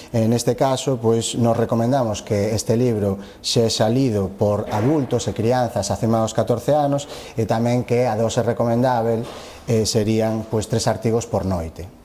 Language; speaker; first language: Galician; native; Galician